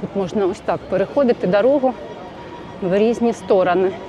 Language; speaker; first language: Ukrainian; non-native, local second language; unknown